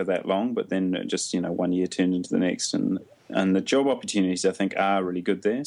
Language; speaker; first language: English; native; English